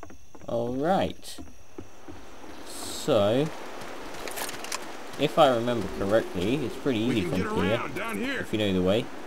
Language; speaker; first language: English; native; English